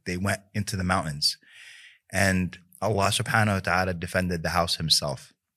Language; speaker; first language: English; native; English